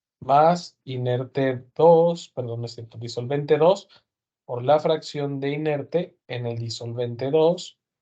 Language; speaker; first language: Spanish; native; Spanish